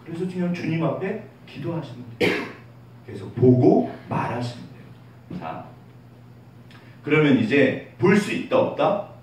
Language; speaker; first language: Korean; native; Korean